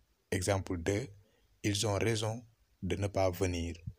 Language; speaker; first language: French; non-native, local second language; Wolof